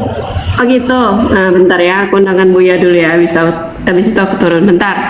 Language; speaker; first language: Indonesian; native; Indonesian